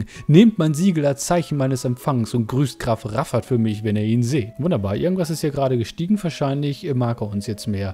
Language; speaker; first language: German; native; German